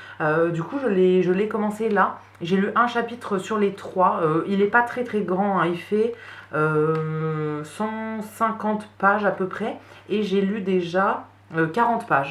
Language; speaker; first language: French; native; French